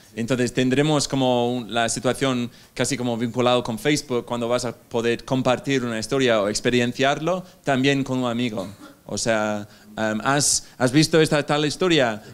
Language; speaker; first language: Spanish; non-native, fluent; English